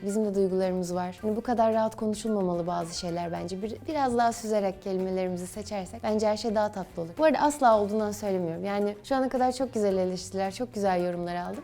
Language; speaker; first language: Turkish; native; Turkish